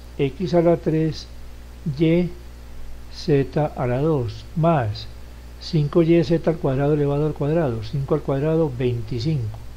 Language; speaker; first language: Spanish; native; Spanish